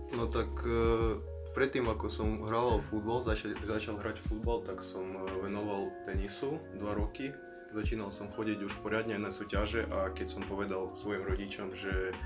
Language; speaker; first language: Slovak; non-native, fluent; Ukrainian